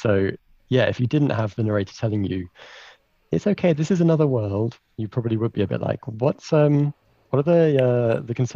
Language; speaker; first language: English; native; English